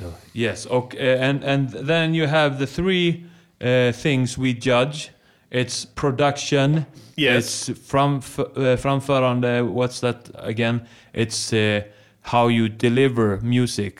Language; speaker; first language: English; non-native, fluent; Swedish